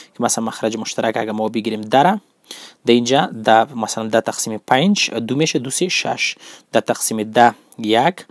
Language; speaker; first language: Persian; non-native, local second language; Pashto